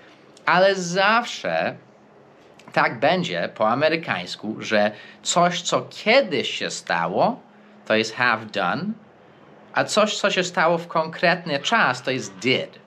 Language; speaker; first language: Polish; non-native, fluent; English